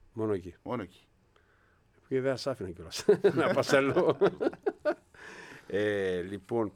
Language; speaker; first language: Greek; native; Greek